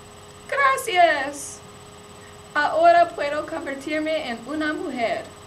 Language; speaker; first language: Spanish; non-native, learner; English